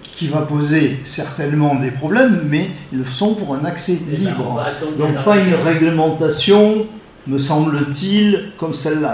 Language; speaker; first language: French; native; French